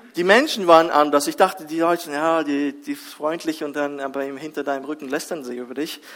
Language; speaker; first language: German; early bilingual, other home language; Russian